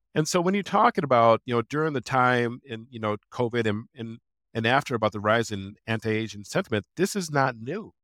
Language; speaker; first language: English; native; English